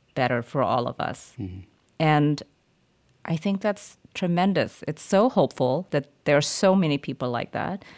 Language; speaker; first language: English; early bilingual, other home language; German